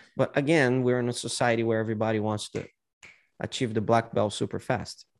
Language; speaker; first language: English; non-native, fluent; Portuguese